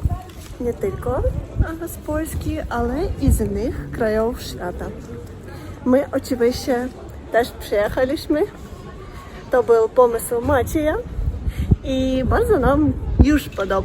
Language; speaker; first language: Polish; non-native, learner; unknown